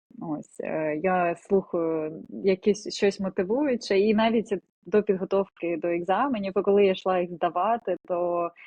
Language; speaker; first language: Ukrainian; non-native, local second language; Russian